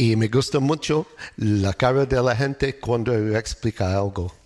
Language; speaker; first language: Spanish; non-native, learner; English